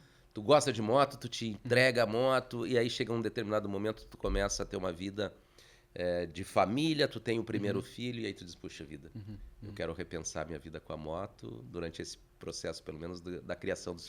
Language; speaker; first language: Portuguese; native; Portuguese